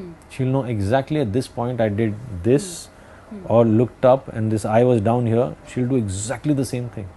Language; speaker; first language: English; non-native, local second language; Hindi